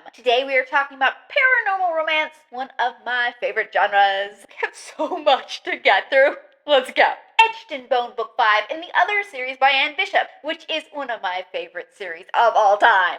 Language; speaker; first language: English; native; English